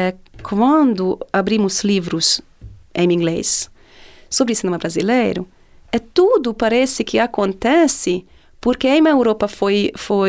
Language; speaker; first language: Portuguese; non-native, fluent; Hungarian